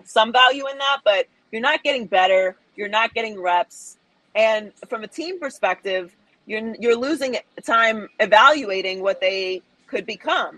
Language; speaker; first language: English; native; English